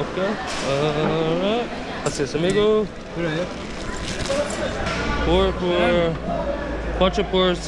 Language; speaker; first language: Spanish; non-native, learner; English